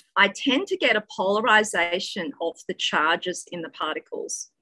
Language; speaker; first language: English; native; English